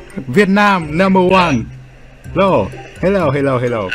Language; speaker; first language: English; non-native, learner; Vietnamese